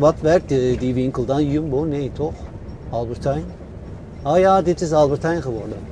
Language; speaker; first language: Dutch; non-native, fluent; Turkish